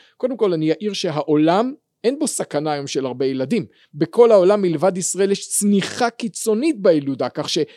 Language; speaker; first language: Hebrew; native; Hebrew